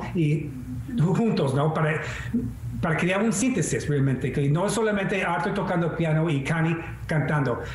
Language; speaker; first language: Spanish; non-native, fluent; English